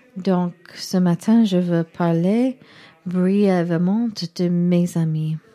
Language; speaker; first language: French; non-native, learner; English